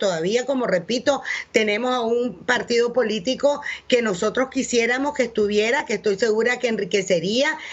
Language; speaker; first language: Spanish; native; Spanish